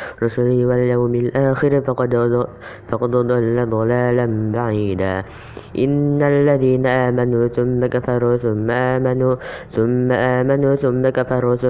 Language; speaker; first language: Arabic; non-native, learner; Indonesian